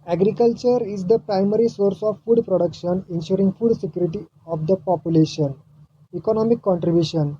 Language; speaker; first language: English; non-native, local second language; Marathi